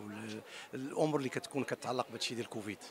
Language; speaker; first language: Arabic; native; Arabic